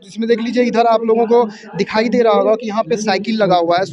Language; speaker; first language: Hindi; native; Hindi